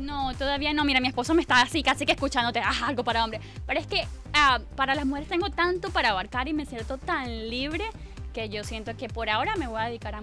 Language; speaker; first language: Spanish; native; Spanish